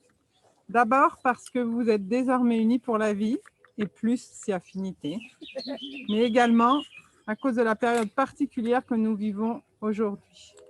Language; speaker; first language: French; native; French